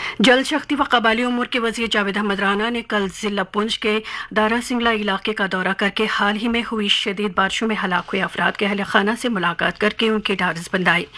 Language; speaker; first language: Urdu; non-native, local second language; Kashmiri